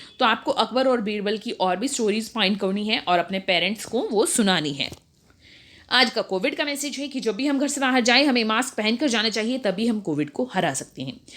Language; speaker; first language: Hindi; native; Hindi